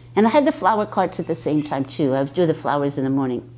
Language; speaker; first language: English; native; English